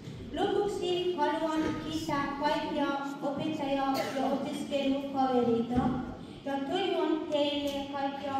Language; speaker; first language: Finnish; non-native, fluent; Persian